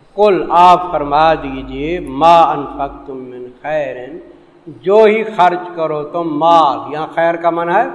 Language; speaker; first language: Urdu; non-native, local second language; Saraiki